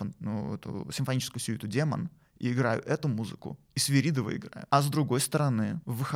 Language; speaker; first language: Russian; native; Russian